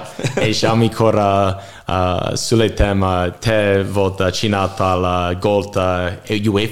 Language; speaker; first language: Hungarian; non-native, learner; English